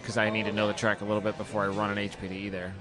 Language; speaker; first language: English; native; English